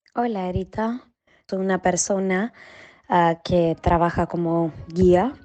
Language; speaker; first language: Spanish; non-native, fluent; Macedonian